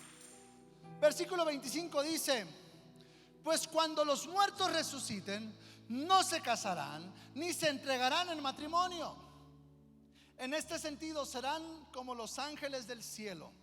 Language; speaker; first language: Spanish; native; Spanish